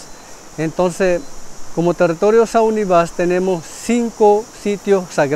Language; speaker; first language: Spanish; non-native, local second language; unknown